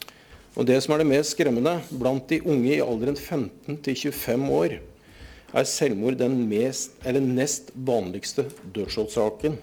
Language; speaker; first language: Norwegian; non-native, learner; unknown